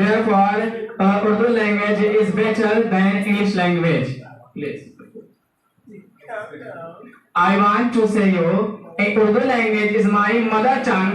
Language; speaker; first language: English; non-native, learner; Urdu